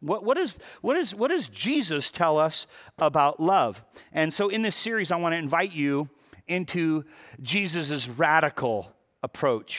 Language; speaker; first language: English; native; English